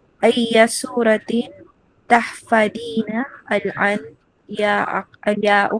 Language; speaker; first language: Arabic; non-native, learner; Filipino